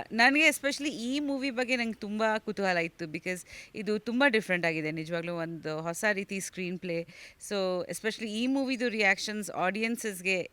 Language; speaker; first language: Kannada; non-native, fluent; Bangla